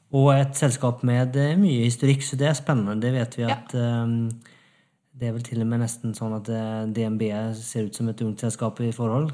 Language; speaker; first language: Norwegian; non-native, fluent; Swedish